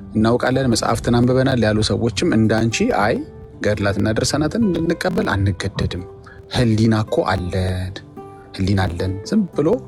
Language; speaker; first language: Amharic; native; Amharic